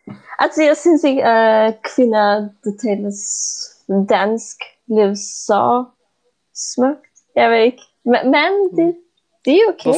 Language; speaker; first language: Danish; non-native, fluent; Polish